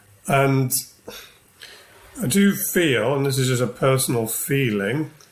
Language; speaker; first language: English; native; English